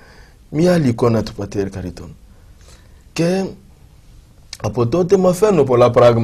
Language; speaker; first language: Greek; non-native, fluent; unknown